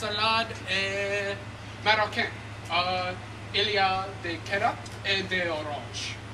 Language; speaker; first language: French; non-native, learner; English